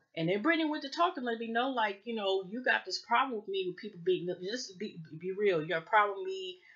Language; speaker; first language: English; native; English